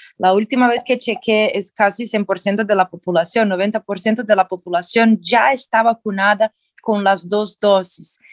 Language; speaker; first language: Spanish; non-native, fluent; Portuguese